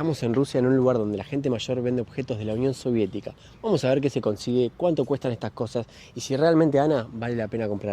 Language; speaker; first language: Spanish; native; Spanish